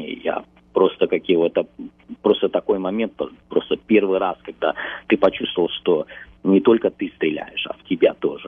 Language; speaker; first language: Russian; early bilingual, heritage; Russian